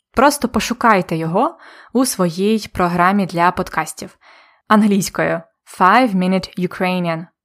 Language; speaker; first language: Ukrainian; native; Ukrainian